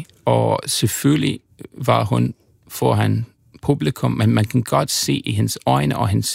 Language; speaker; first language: Danish; non-native, fluent; English